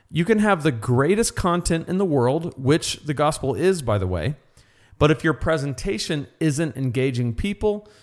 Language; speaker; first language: English; native; English